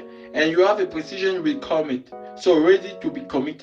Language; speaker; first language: English; non-native, fluent; French